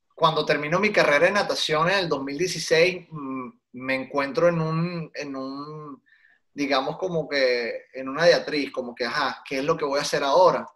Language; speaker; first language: Spanish; native; Spanish